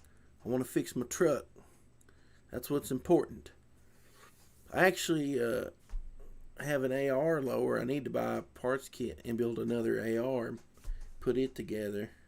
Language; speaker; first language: English; native; English